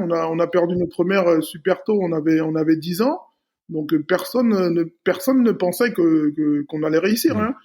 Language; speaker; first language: French; native; French